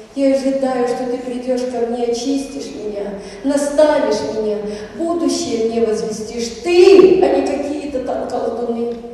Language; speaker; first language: Russian; native; Russian